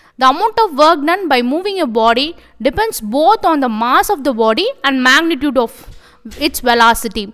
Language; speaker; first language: English; non-native, local second language; Tamil